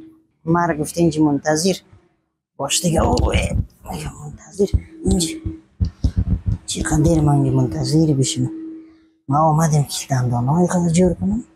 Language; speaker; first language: Persian; non-native, local second language; Hazaragi